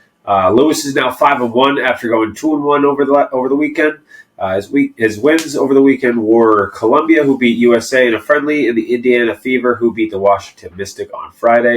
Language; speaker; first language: English; native; English